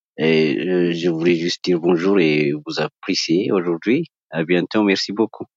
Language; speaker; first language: French; non-native, learner; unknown